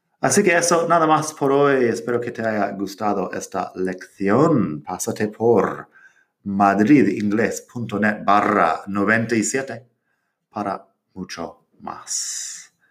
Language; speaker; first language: Spanish; non-native, fluent; English